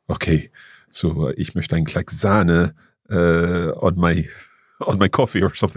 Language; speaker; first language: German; non-native, learner; English